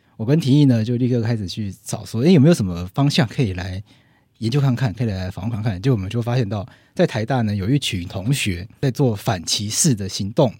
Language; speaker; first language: Chinese; native; Chinese